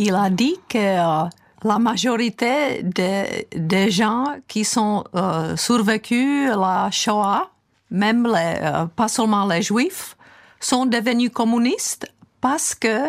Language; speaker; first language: French; non-native, fluent; Czech